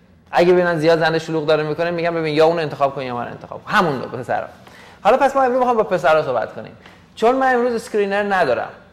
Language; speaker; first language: Persian; native; Persian